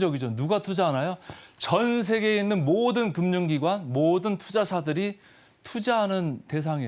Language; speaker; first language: Korean; native; Korean